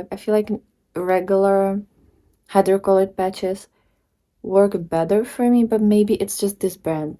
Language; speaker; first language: English; non-native, fluent; Czech